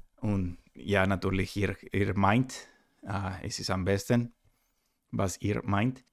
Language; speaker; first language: German; non-native, learner; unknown